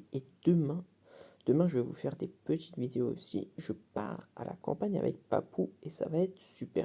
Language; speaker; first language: French; native; French